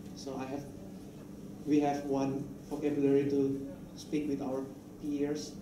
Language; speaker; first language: English; non-native, fluent; Indonesian